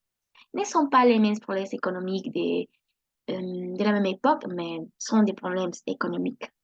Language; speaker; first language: French; non-native, learner; Spanish